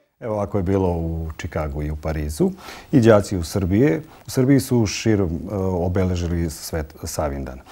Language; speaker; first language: Serbian; native; Serbian